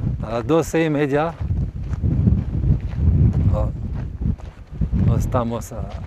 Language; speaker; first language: Spanish; non-native, learner; French